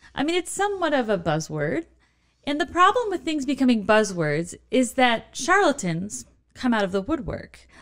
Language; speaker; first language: English; native; English